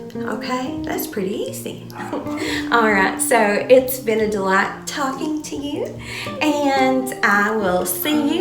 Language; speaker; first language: English; native; English